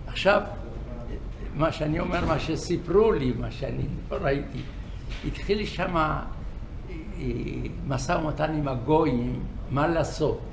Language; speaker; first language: Hebrew; non-native, fluent; Yiddish